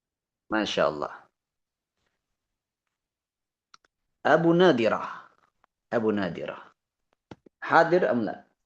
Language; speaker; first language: Arabic; non-native, fluent; Indonesian